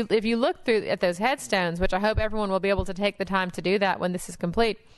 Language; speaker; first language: English; native; English